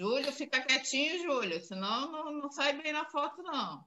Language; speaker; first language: Portuguese; native; Portuguese